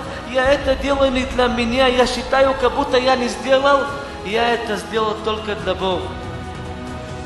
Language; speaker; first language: Russian; non-native, fluent; Hebrew